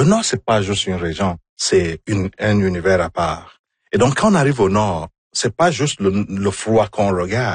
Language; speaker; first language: French; non-native, fluent; Igbo